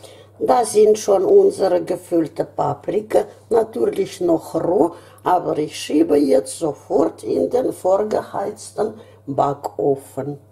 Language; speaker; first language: German; non-native, fluent; Russian